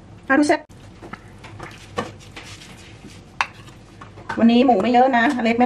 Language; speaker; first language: Thai; native; Thai